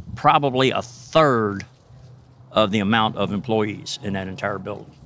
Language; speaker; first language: English; native; English